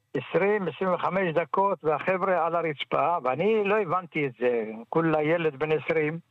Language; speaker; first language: Hebrew; early bilingual, other home language; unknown